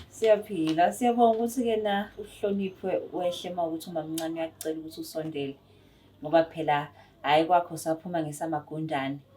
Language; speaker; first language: Zulu; native; Zulu